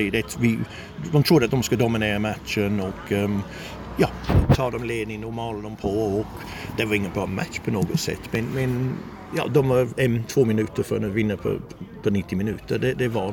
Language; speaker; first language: Swedish; non-native, fluent; English